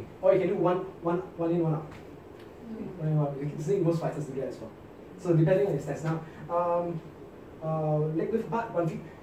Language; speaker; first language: English; non-native, local second language; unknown